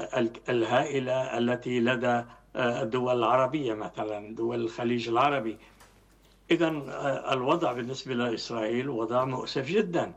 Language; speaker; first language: Arabic; native; Arabic